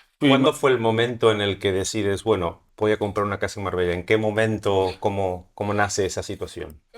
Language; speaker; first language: Spanish; native; Spanish